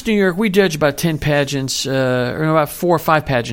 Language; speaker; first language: English; native; English